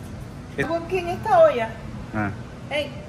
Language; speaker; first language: Spanish; native; Spanish